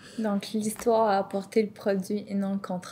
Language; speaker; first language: French; native; French